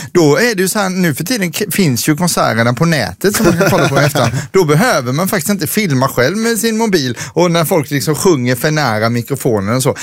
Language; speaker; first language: Swedish; native; Swedish